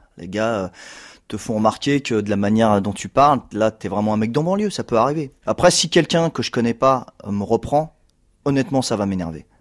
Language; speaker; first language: French; native; French